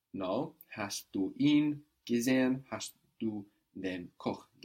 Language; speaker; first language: German; non-native, fluent; English